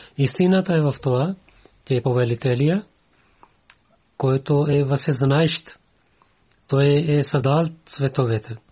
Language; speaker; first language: Bulgarian; non-native, learner; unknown